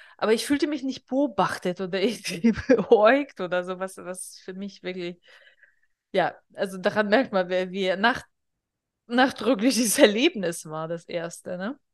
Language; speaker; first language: German; non-native, fluent; Russian